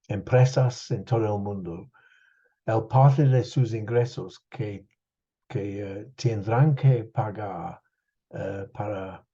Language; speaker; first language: Spanish; non-native, fluent; English